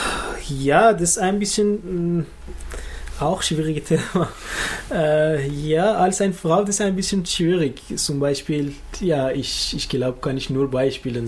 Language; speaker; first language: German; non-native, learner; Persian